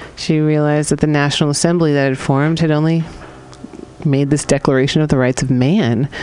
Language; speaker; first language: English; native; English